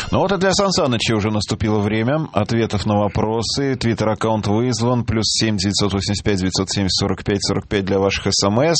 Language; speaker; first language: Russian; native; Russian